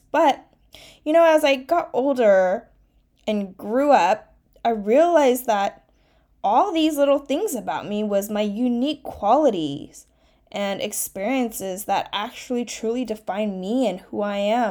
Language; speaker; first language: English; early bilingual, other home language; Chinese